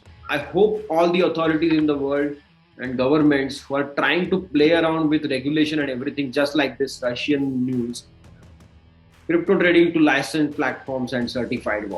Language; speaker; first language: English; non-native, local second language; Marathi